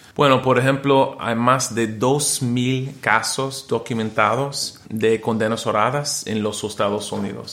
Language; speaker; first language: Spanish; non-native, learner; English